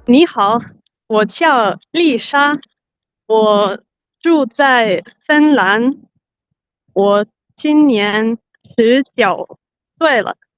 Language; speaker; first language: Chinese; non-native, learner; Finnish